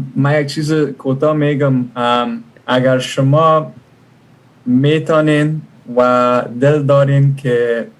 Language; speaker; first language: Persian; early bilingual, other home language; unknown